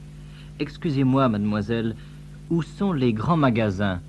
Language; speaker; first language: French; non-native, fluent; English